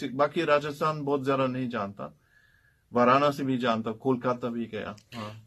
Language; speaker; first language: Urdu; non-native, fluent; German